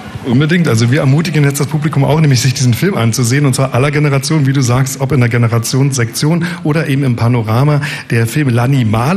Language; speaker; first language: German; native; German